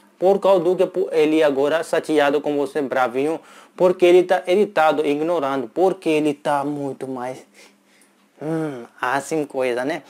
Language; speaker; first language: Portuguese; non-native, learner; Hindi